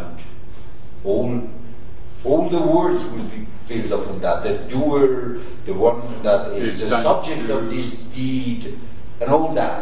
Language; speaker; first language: English; non-native, fluent; Persian